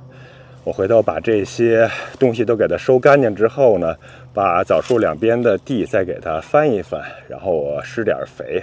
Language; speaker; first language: Chinese; native; Chinese